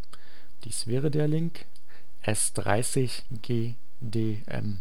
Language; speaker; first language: German; native; German